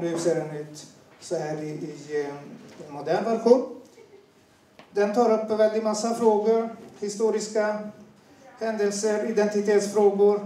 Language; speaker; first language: Swedish; non-native, fluent; Turoyo